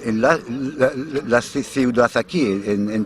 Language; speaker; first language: Spanish; non-native, fluent; English